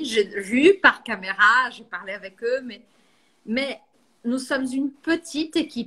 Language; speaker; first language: French; non-native, fluent; Portuguese